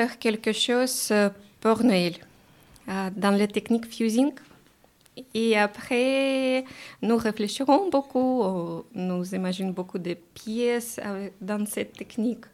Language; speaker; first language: French; non-native, learner; Ukrainian